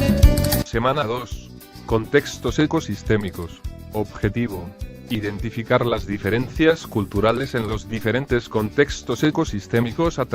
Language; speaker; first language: Spanish; native; Spanish